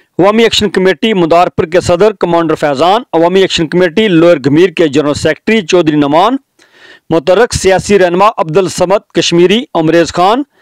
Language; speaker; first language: Urdu; non-native, local second language; Punjabi